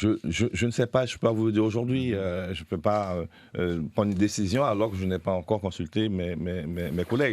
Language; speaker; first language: French; native; French